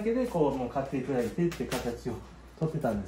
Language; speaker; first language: Japanese; native; Japanese